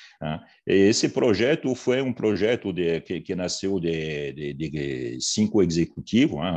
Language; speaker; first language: Portuguese; non-native, fluent; French